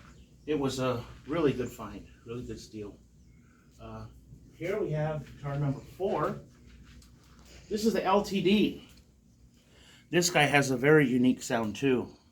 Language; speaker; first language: English; native; English